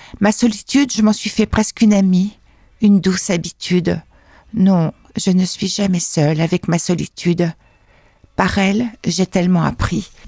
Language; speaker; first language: French; native; French